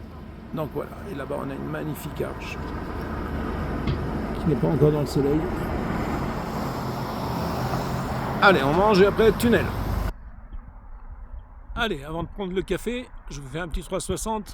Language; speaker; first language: French; native; French